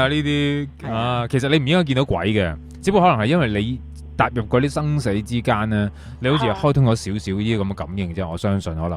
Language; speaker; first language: Cantonese; native; Cantonese